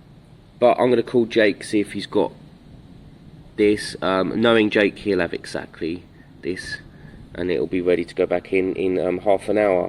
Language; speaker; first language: English; native; English